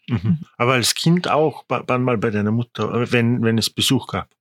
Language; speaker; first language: German; native; German